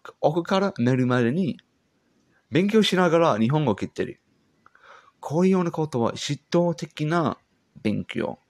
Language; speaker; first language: Japanese; non-native, learner; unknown